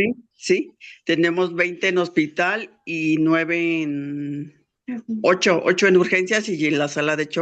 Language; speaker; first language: Spanish; native; Spanish